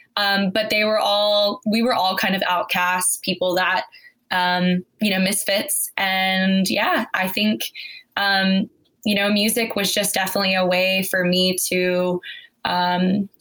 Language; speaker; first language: English; native; English